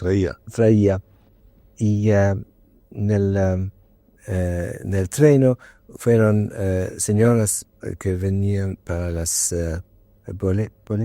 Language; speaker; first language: Spanish; non-native, learner; English